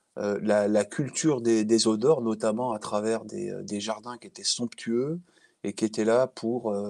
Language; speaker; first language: French; native; French